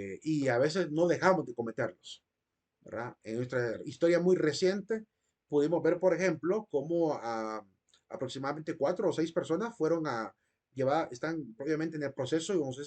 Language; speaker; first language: Spanish; native; Spanish